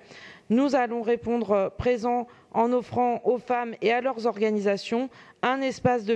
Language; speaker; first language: French; native; French